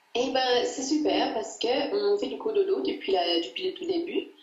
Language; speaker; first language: French; non-native, fluent; English